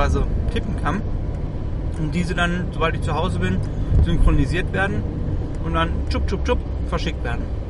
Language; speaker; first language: German; native; German